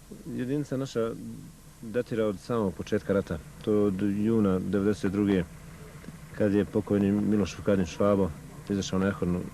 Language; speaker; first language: Bosnian; native; Bosnian